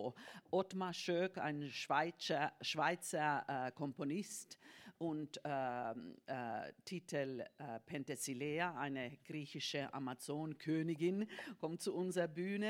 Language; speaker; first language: German; non-native, fluent; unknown